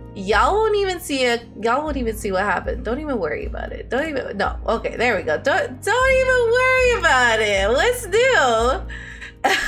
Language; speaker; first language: English; native; English